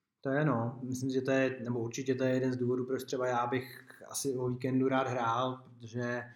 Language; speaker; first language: Czech; native; Czech